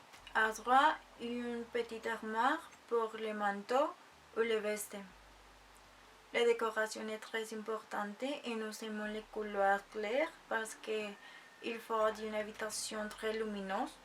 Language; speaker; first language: French; non-native, learner; Spanish